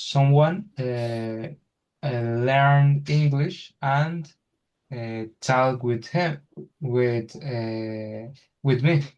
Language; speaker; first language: English; non-native, learner; Spanish